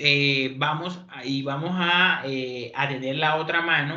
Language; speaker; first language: Spanish; native; Spanish